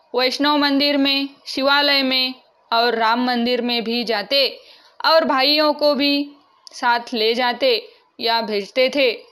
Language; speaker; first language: Hindi; non-native, local second language; Marathi